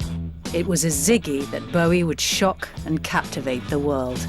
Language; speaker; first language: English; native; English